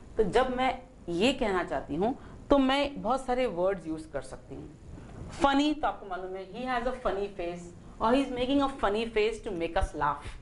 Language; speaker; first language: Hindi; native; Hindi